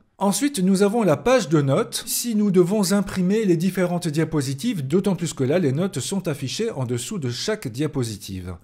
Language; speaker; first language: French; native; French